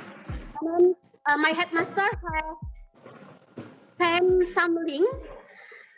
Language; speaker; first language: English; non-native, learner; Indonesian